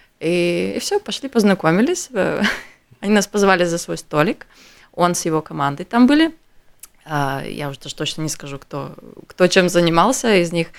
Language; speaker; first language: Russian; native; Russian